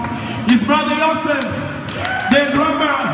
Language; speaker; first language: English; non-native, fluent; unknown